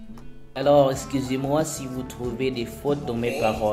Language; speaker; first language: French; non-native, learner; Indonesian